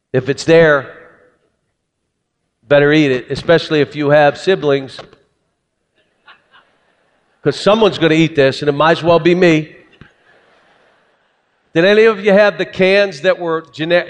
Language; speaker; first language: English; native; English